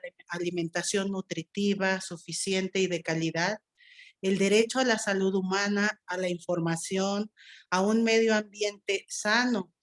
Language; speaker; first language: Spanish; native; Spanish